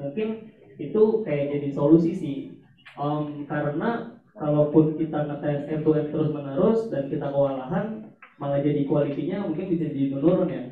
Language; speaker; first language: Indonesian; native; Indonesian